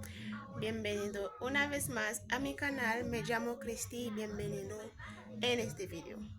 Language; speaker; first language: Spanish; non-native, fluent; Haitian Creole